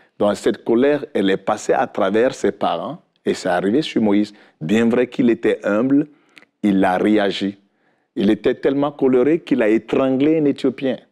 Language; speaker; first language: French; non-native, local second language; Fula